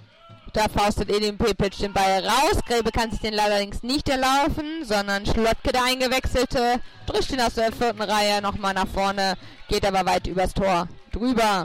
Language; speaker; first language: German; native; German